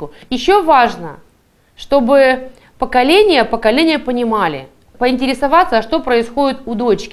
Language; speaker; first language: Russian; native; Russian